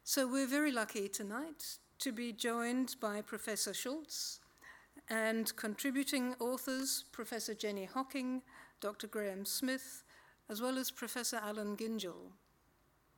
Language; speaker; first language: English; native; English